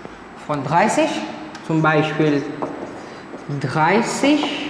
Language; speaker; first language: German; non-native, fluent; Marathi